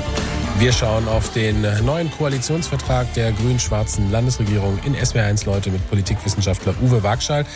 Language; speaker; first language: German; native; German